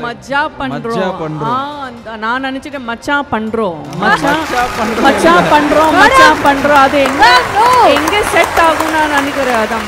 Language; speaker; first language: Tamil; non-native, learner; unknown